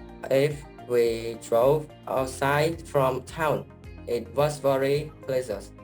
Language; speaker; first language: English; non-native, learner; Khmer